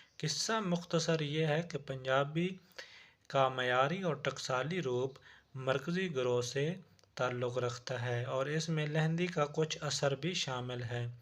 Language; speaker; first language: Urdu; non-native, local second language; Punjabi